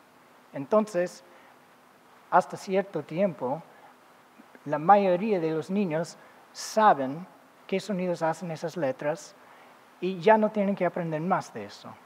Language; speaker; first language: Spanish; non-native, fluent; English